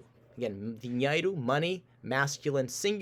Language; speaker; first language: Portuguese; non-native, fluent; English